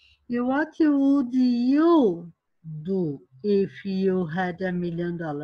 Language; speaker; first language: English; non-native, fluent; Portuguese